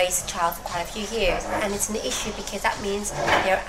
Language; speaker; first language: English; non-native, fluent; Greek